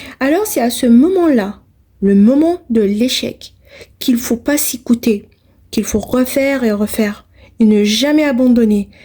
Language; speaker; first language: French; non-native, local second language; Arabic